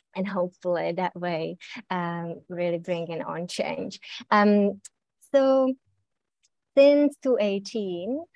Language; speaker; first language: English; native; English